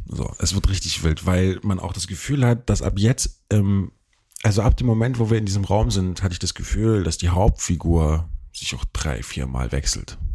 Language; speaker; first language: German; native; German